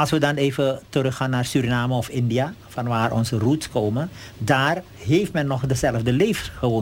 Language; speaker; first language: Dutch; native; Dutch